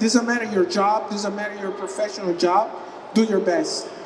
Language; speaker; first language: English; non-native, learner; Portuguese